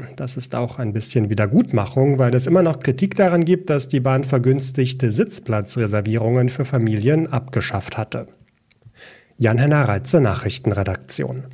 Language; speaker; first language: German; native; German